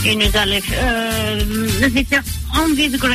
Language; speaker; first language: French; non-native, local second language; Portuguese